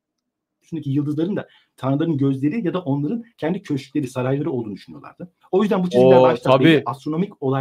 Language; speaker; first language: Turkish; native; Turkish